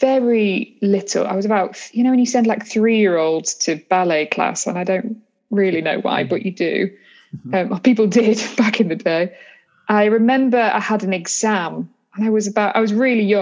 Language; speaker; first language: English; native; English